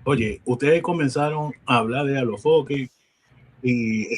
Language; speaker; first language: Spanish; early bilingual, heritage; Spanish